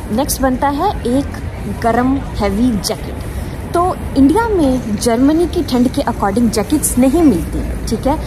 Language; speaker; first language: Hindi; native; Hindi